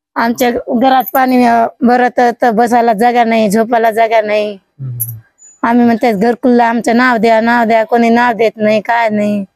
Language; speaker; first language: Marathi; non-native, local second language; Lambadi